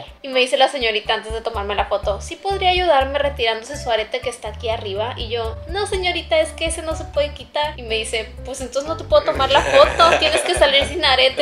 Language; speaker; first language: Spanish; native; Spanish